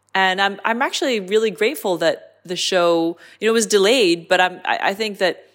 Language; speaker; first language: English; non-native, local second language; Cantonese